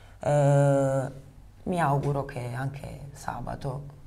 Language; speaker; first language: Italian; native; Italian